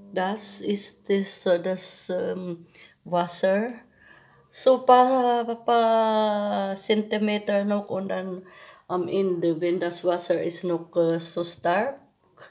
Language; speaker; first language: German; non-native, learner; Filipino